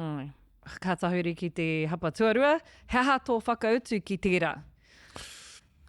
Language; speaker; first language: Māori; non-native, local second language; English